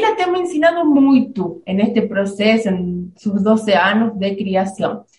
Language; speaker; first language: Portuguese; non-native, fluent; Spanish